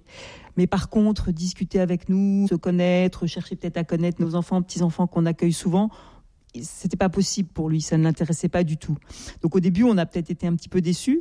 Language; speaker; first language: French; native; French